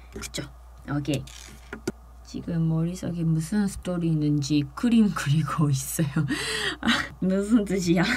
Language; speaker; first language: Korean; non-native, fluent; Japanese